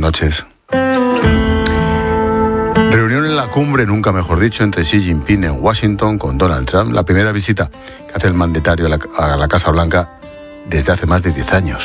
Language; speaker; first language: Spanish; native; Spanish